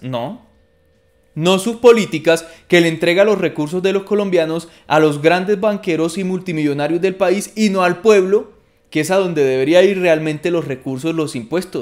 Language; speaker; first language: Spanish; native; Spanish